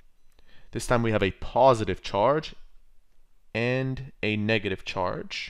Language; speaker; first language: English; native; English